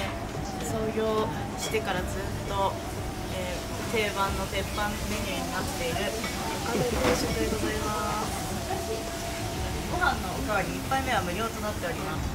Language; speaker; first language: Japanese; native; Japanese